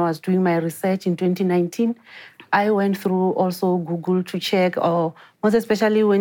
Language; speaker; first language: English; non-native, local second language; Venda